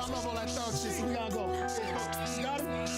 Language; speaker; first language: English; native; English